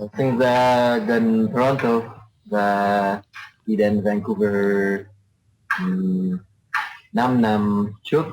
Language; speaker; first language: Vietnamese; non-native, learner; English